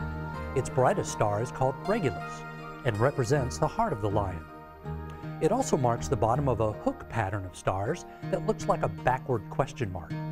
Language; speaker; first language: English; native; English